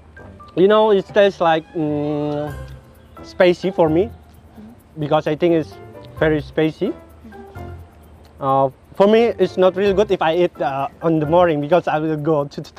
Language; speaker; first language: English; non-native, fluent; Indonesian